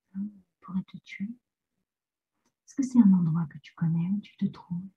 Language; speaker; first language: French; native; French